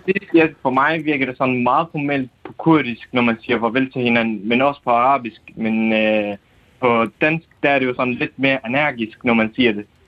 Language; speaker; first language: Danish; non-native, fluent; Kurdish